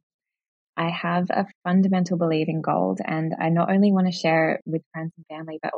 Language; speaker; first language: English; native; English